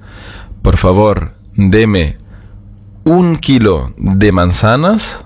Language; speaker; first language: Spanish; non-native, fluent; German